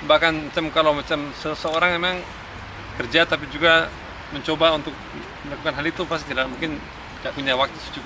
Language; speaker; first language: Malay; early bilingual, other home language; German